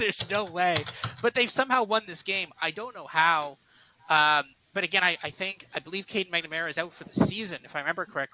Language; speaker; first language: English; native; English